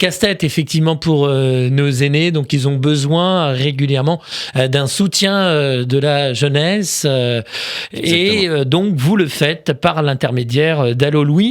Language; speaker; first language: French; native; French